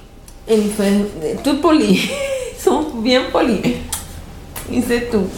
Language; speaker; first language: French; non-native, learner; Portuguese